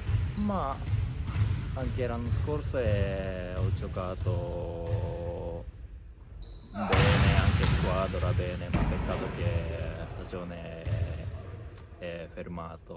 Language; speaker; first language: Italian; non-native, learner; Japanese